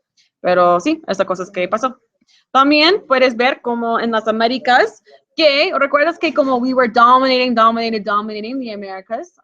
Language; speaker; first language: Spanish; non-native, fluent; English